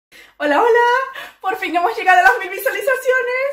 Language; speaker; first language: Spanish; native; Spanish